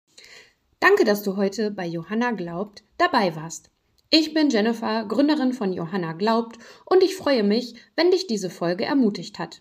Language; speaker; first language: German; native; German